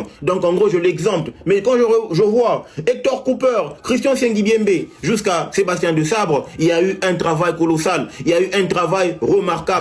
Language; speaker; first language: French; non-native, local second language; Lingala